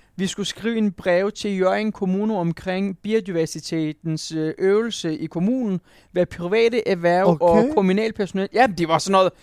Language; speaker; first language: Danish; non-native, fluent; Turkish